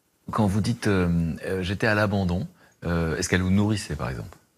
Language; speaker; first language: French; native; French